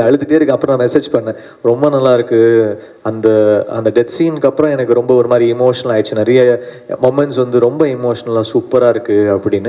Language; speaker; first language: Tamil; native; Tamil